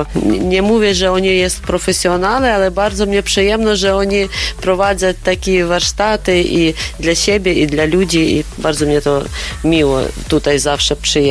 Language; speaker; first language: Polish; non-native, learner; Ukrainian